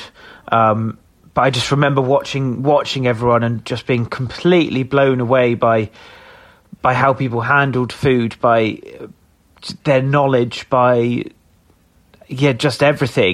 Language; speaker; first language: English; native; English